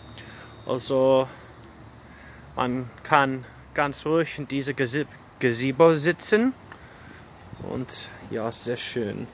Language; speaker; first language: German; non-native, fluent; English